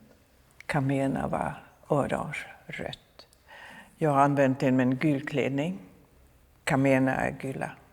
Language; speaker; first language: Swedish; non-native, fluent; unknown